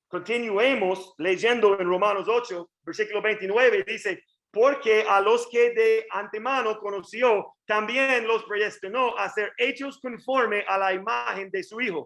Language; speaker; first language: Spanish; non-native, learner; English